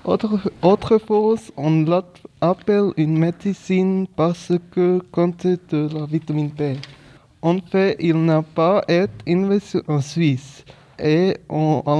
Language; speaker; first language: French; non-native, learner; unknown